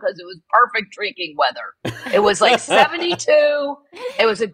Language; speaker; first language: English; native; English